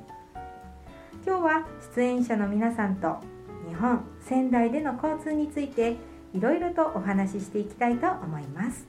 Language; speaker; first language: Japanese; native; Japanese